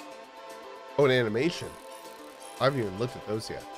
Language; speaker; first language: English; native; English